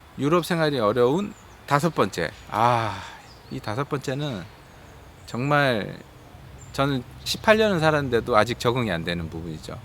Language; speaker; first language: Korean; native; Korean